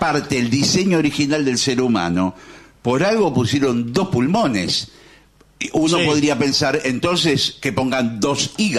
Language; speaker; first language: Spanish; native; Spanish